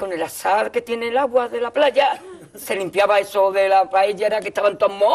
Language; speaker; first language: Spanish; native; Spanish